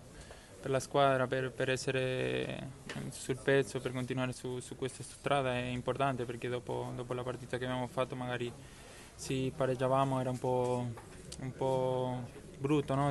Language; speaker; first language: Italian; non-native, fluent; Spanish